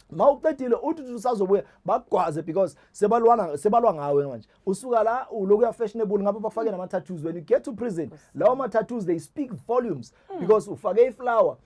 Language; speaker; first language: Zulu; native; Zulu